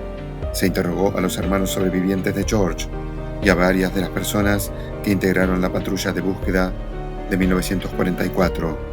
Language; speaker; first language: Spanish; native; Spanish